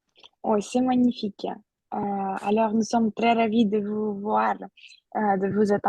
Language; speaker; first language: French; non-native, fluent; Russian